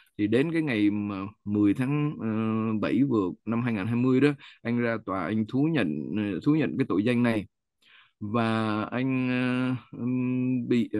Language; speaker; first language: Vietnamese; native; Vietnamese